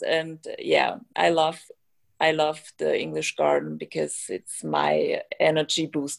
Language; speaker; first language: English; non-native, fluent; German